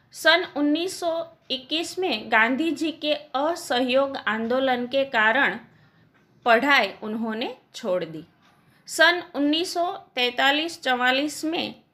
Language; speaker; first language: Hindi; non-native, local second language; Gujarati